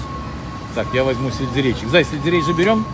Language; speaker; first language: Russian; native; Russian